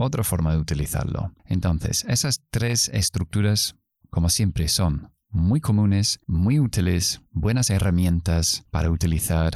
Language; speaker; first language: Spanish; non-native, fluent; English